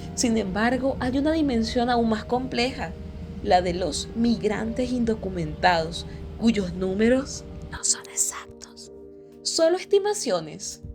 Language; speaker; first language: Spanish; native; Spanish